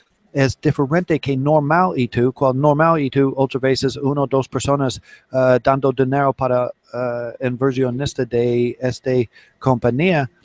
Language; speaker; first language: Spanish; non-native, learner; English